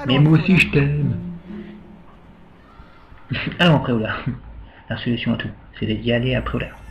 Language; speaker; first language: French; native; French